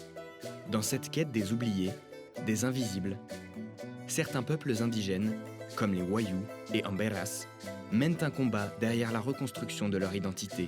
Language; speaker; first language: French; native; French